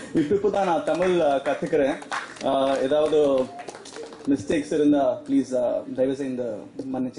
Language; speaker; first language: Tamil; non-native, learner; Telugu